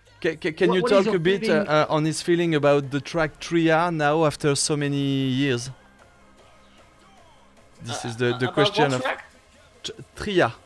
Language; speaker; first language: English; non-native, learner; French